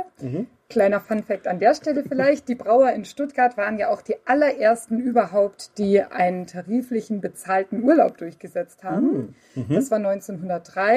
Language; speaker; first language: German; native; German